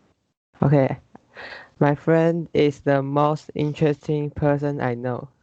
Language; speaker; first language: English; non-native, learner; Chinese